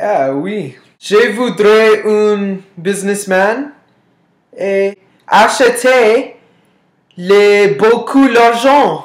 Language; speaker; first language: French; non-native, learner; English